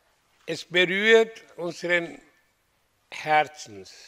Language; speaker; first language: German; non-native, learner; Hindi